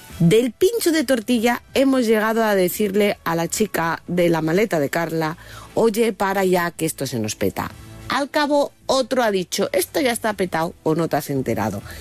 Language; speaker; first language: Spanish; native; Spanish